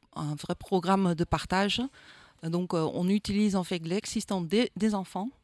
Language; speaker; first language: French; non-native, fluent; Dutch